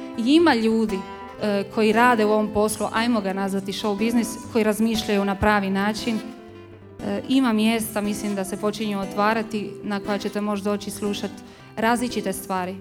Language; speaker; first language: Croatian; early bilingual, heritage; Croatian